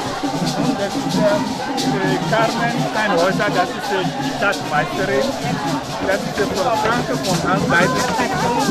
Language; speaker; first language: German; non-native, fluent; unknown